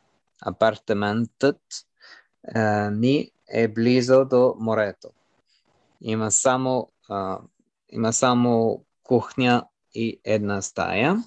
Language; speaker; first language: Bulgarian; non-native, learner; French